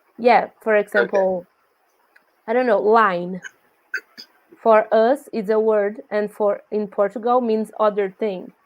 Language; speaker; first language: English; non-native, learner; Portuguese